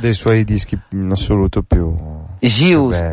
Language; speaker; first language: Italian; native; Italian